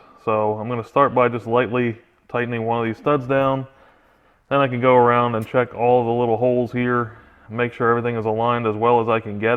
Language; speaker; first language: English; native; English